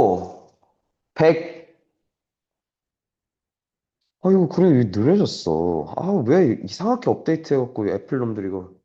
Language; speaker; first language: Korean; native; Korean